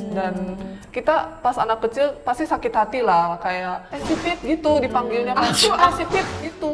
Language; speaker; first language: Indonesian; early bilingual, other home language; Korean